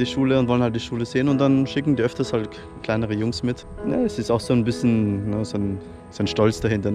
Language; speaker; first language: German; native; German